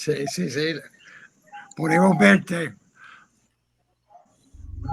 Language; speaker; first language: Spanish; non-native, fluent; English